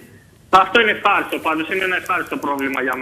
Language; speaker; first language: Greek; native; Greek